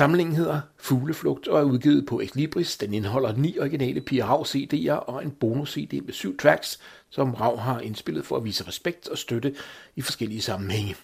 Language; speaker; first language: Danish; native; Danish